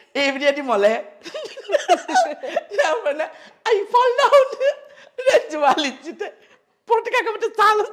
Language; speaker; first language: Malayalam; non-native, fluent; Assamese